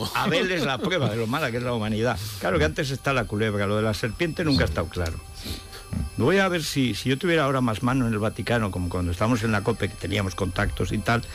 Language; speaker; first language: Spanish; native; Spanish